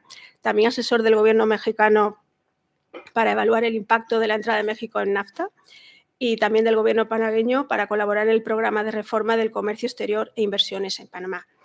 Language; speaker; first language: Spanish; native; Spanish